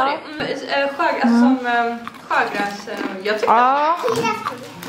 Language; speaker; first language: Swedish; native; Swedish